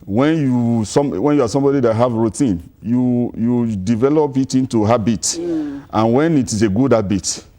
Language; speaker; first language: English; non-native, local second language; Yoruba